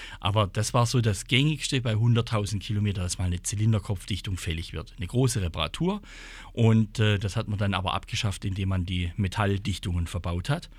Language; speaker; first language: German; native; German